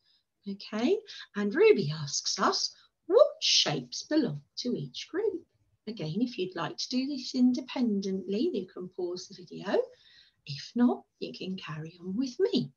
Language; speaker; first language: English; native; English